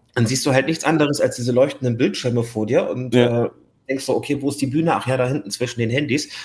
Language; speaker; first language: German; native; German